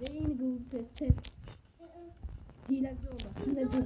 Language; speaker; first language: Turkish; non-native, learner; Azerbaijani